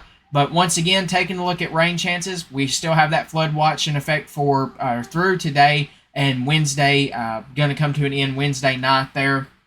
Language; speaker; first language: English; native; English